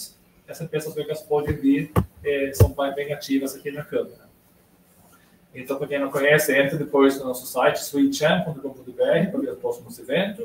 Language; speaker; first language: Portuguese; non-native, fluent; Swedish